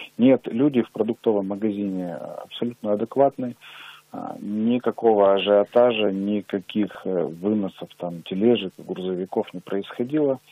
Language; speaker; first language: Russian; native; Russian